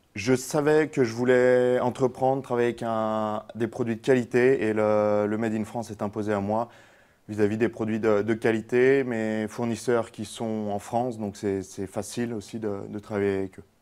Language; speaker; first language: French; native; French